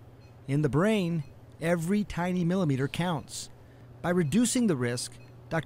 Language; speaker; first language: English; native; English